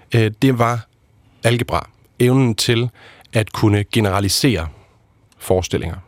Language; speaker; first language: Danish; native; Danish